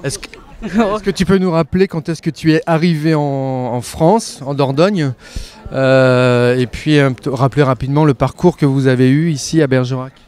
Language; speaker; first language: French; native; French